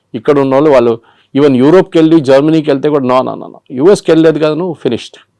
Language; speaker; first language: Telugu; non-native, local second language; Malayalam